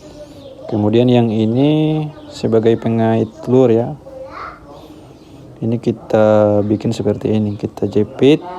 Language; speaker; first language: Indonesian; native; Indonesian